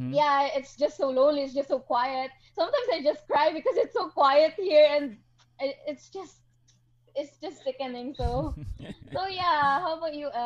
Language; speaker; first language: English; non-native, local second language; Hiligaynon